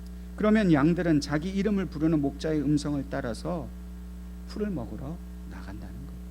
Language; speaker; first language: Korean; native; Korean